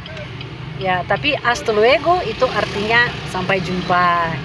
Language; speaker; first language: Indonesian; non-native, fluent; Russian